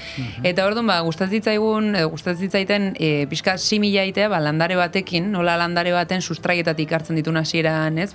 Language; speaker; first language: Basque; native; Basque